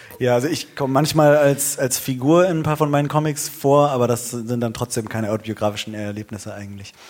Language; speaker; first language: German; native; German